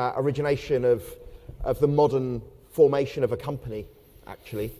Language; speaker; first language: English; native; English